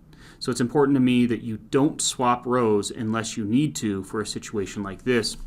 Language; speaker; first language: English; native; English